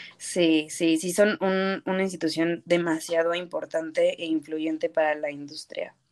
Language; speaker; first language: Spanish; native; Spanish